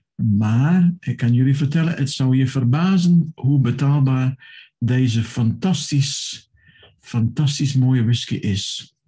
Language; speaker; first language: Dutch; non-native, fluent; English